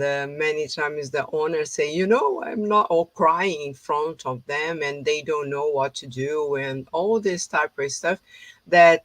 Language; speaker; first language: English; non-native, fluent; Portuguese